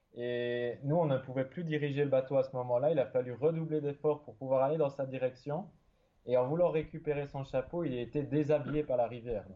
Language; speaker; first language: French; native; French